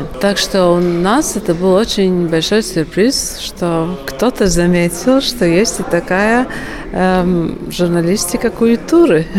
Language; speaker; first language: Russian; non-native, local second language; Latvian